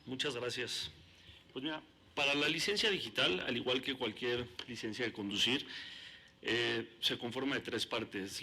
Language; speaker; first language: Spanish; native; Spanish